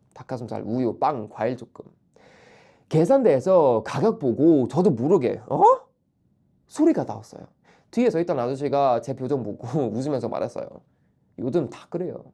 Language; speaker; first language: Korean; non-native, fluent; Swedish